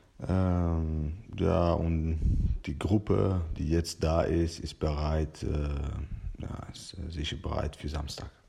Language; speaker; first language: German; non-native, fluent; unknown